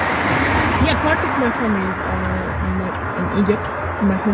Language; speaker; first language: English; non-native, fluent; Arabic